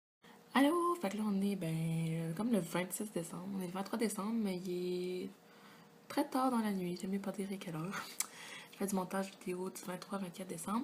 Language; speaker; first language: French; native; French